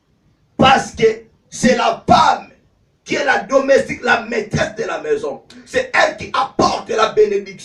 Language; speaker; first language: French; non-native, local second language; Lingala